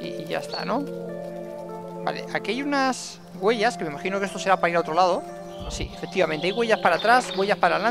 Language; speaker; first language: Spanish; native; Spanish